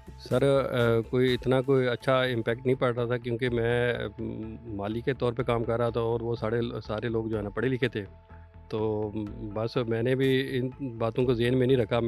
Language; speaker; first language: Urdu; non-native, local second language; Punjabi